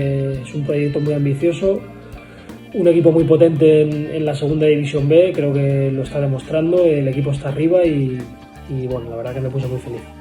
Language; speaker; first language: Spanish; native; Spanish